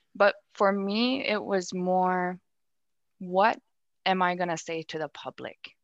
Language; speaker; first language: English; native; English